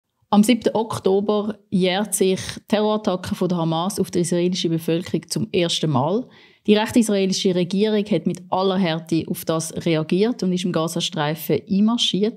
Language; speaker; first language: German; native; German